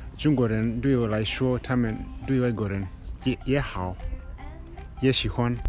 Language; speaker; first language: Chinese; non-native, learner; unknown